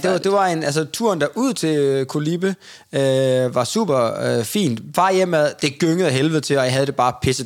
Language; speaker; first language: Danish; native; Danish